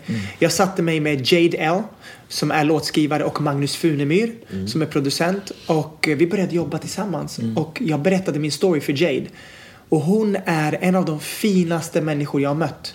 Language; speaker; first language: Swedish; native; Swedish